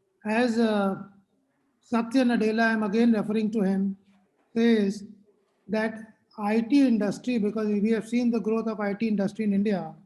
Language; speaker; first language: English; non-native, local second language; Hindi